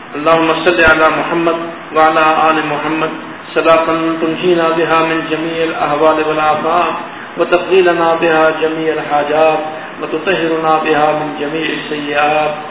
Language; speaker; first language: Urdu; non-native, local second language; Saraiki